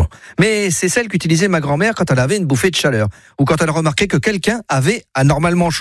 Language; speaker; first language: French; native; French